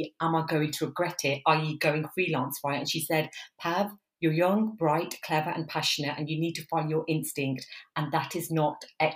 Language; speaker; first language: English; native; English